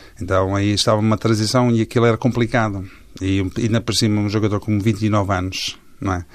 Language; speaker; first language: Portuguese; early bilingual, heritage; Portuguese